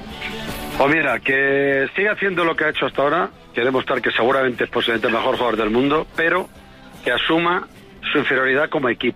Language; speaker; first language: Spanish; native; Spanish